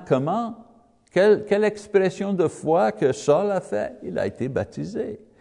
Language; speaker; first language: French; non-native, learner; English